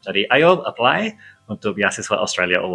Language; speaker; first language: Indonesian; non-native, fluent; English